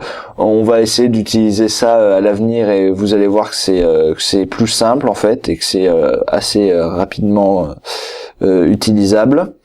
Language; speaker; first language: French; native; French